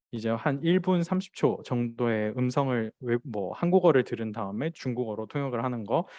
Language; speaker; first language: Korean; non-native, fluent; Chinese